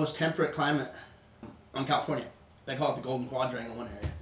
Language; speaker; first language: English; non-native, fluent; Swedish